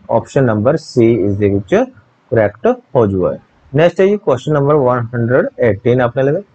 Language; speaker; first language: Hindi; non-native, local second language; Punjabi